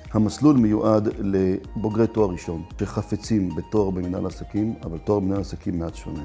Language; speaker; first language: Hebrew; native; Hebrew